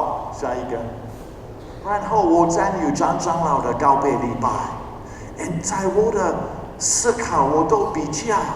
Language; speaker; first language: Chinese; non-native, fluent; English